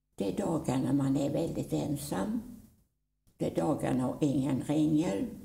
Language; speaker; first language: Swedish; native; Swedish